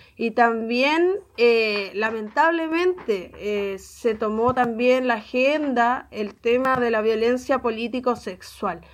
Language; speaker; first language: Spanish; native; Spanish